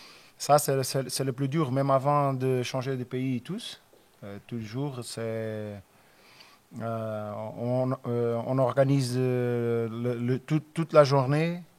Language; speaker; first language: French; non-native, learner; Portuguese